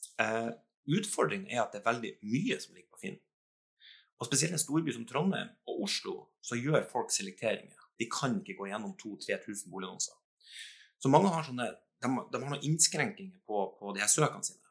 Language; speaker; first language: Norwegian; native; Norwegian